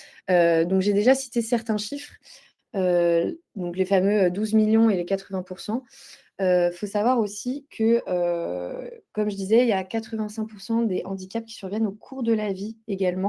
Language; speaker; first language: French; native; French